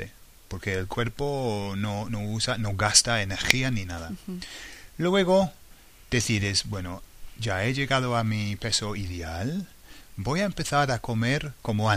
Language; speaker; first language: Spanish; non-native, fluent; English